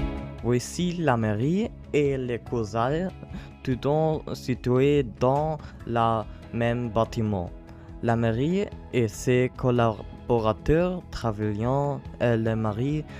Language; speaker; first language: French; non-native, learner; German